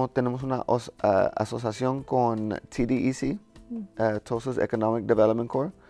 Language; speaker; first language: Spanish; early bilingual, heritage; Spanish